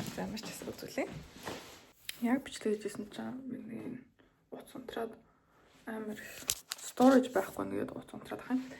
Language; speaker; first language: Mongolian; early bilingual, heritage; Mongolian